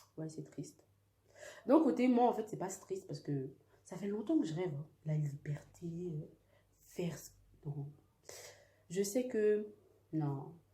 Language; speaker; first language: French; early bilingual, other home language; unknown